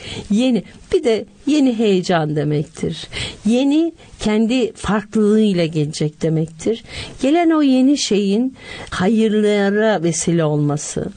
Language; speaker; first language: Turkish; native; Turkish